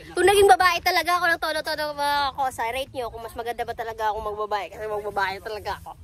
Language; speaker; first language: Filipino; non-native, local second language; Cebuano